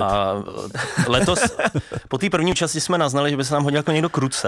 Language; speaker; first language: Czech; native; Czech